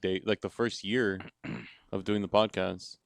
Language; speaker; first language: English; native; English